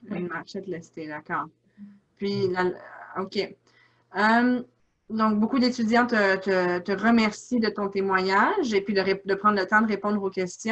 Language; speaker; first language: French; native; French